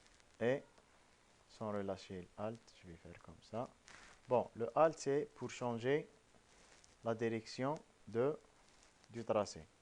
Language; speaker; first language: French; non-native, local second language; Arabic